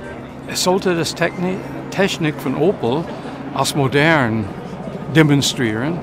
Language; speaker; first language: German; non-native, fluent; English